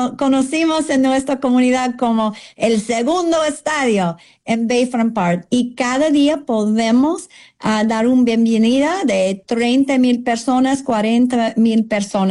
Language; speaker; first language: Spanish; non-native, fluent; English